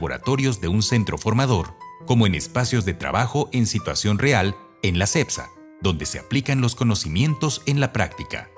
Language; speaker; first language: Spanish; native; Spanish